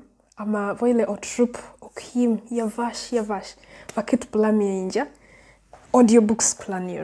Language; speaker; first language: Turkish; non-native, learner; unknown